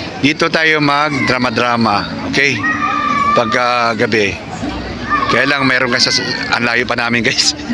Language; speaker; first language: Filipino; native; Filipino